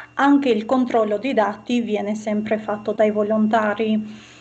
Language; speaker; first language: Italian; non-native, fluent; Albanian